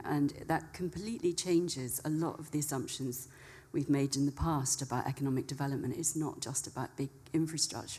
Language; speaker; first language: English; native; English